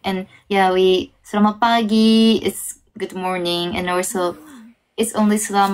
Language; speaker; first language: English; non-native, fluent; Japanese